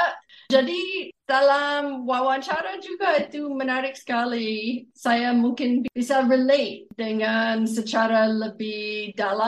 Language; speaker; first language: Indonesian; non-native, fluent; English